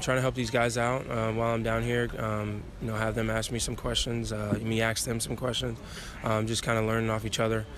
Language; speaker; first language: English; native; English